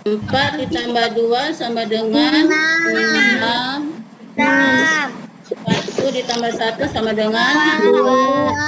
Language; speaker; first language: Indonesian; native; Indonesian